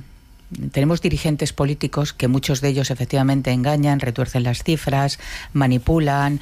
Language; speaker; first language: Spanish; native; Spanish